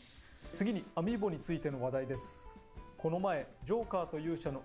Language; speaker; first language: Japanese; native; Japanese